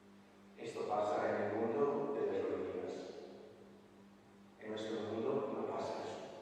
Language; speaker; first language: Spanish; non-native, fluent; Italian